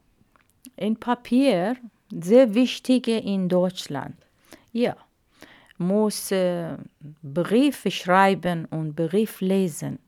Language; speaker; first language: German; non-native, learner; Arabic